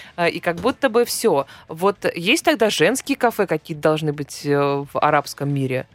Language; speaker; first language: Russian; native; Russian